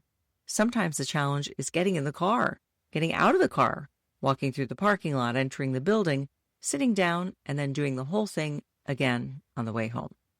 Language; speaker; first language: English; native; English